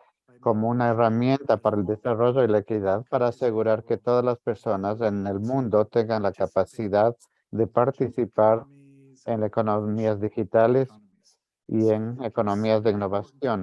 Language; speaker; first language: Spanish; non-native, fluent; English